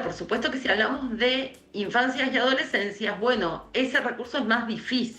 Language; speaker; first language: Spanish; native; Spanish